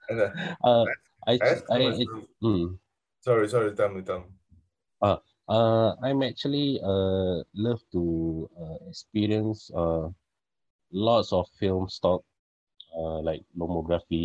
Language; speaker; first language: English; non-native, local second language; Malay